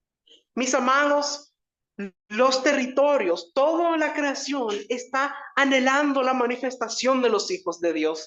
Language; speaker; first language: Spanish; native; Spanish